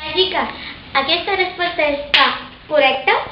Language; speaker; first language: Catalan; non-native, learner; Spanish